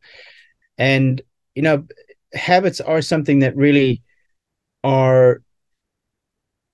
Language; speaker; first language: English; native; English